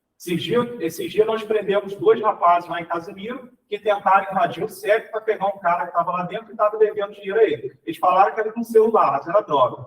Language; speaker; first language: Portuguese; native; Portuguese